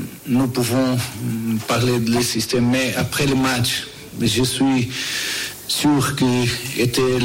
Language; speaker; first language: French; non-native, learner; Portuguese